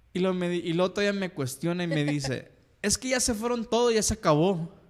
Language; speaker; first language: Spanish; early bilingual, heritage; Spanish